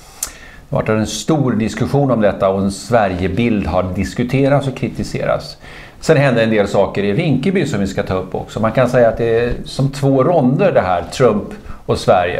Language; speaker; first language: Swedish; native; Swedish